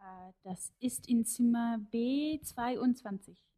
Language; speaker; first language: German; non-native, fluent; English